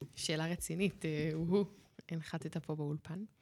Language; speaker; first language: Hebrew; native; Hebrew